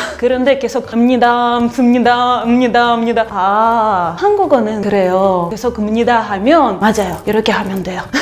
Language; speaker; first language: Korean; non-native, learner; Russian